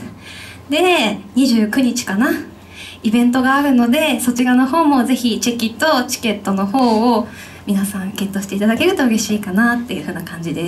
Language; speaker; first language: Japanese; native; Japanese